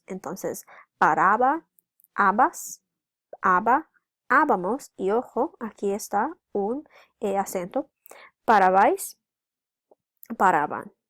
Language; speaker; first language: Spanish; non-native, fluent; English